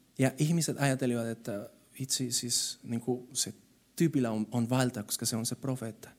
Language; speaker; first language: Finnish; non-native, fluent; Spanish